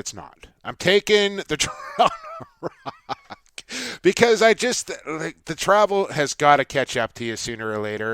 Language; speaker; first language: English; native; English